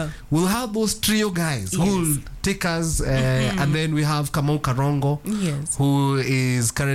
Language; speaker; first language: English; non-native, local second language; Kikuyu